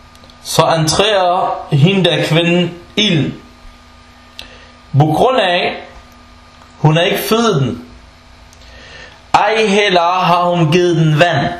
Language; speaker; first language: Danish; non-native, fluent; Arabic